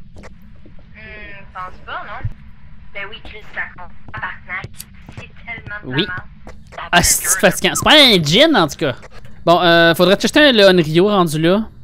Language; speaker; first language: French; native; French